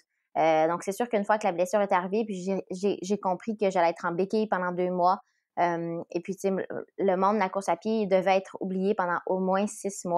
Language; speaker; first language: French; native; French